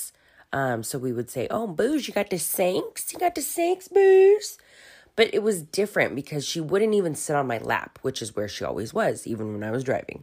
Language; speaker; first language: English; native; English